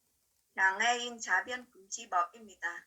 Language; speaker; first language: Korean; non-native, learner; Vietnamese